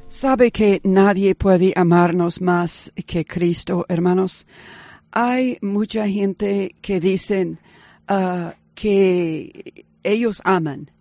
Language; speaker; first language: Spanish; early bilingual, heritage; Spanish